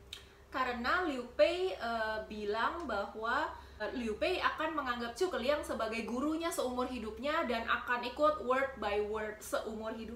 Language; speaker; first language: Indonesian; native; Indonesian